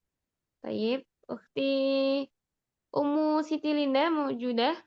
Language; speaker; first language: Arabic; non-native, fluent; Indonesian